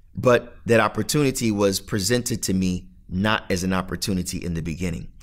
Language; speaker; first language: English; native; English